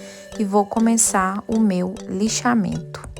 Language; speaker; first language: Portuguese; native; Portuguese